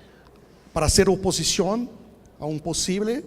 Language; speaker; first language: Spanish; non-native, fluent; Portuguese